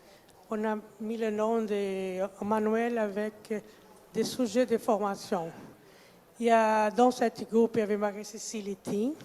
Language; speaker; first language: French; non-native, fluent; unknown